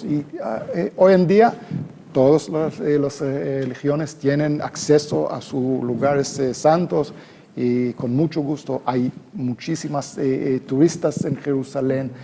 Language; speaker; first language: Spanish; non-native, fluent; Hebrew